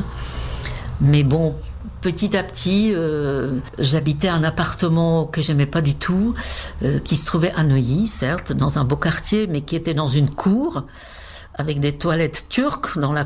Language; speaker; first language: French; non-native, fluent; Czech